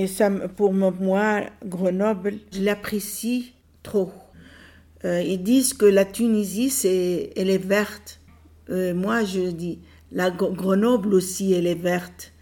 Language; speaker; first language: French; non-native, learner; Arabic